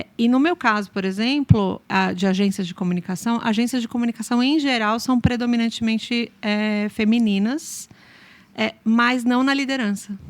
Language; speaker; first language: Portuguese; native; Portuguese